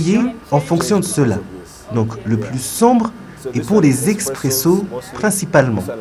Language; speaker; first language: French; non-native, local second language; Kinyarwanda